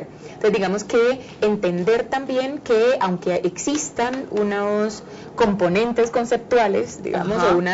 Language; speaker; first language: Spanish; native; Spanish